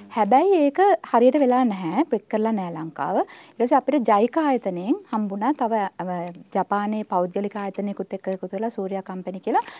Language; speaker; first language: Sinhala; native; Sinhala